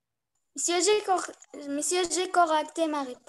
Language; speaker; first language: French; non-native, learner; Arabic